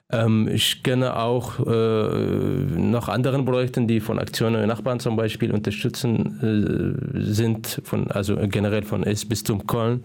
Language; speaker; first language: German; non-native, fluent; Arabic